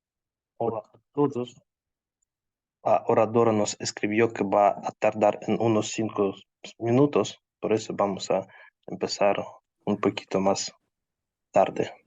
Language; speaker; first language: Spanish; non-native, fluent; Russian